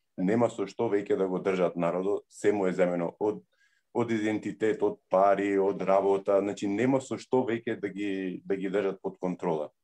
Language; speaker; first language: Macedonian; early bilingual, heritage; Macedonian